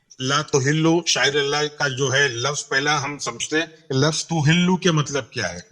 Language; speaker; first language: Urdu; non-native, local second language; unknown